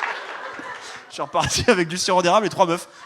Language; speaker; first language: French; native; French